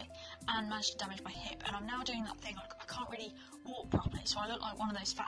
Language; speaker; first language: English; native; English